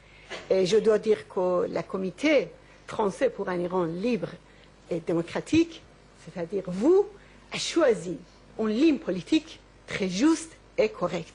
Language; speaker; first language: French; non-native, learner; Persian